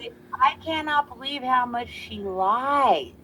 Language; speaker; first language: English; native; English